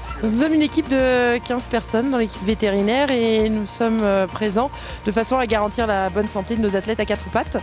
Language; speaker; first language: French; native; French